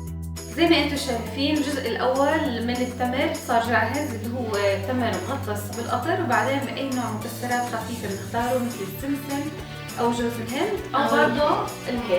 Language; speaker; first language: Arabic; native; Arabic